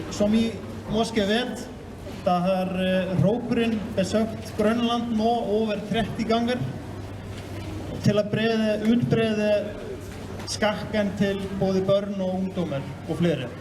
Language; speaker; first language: Danish; non-native, fluent; Icelandic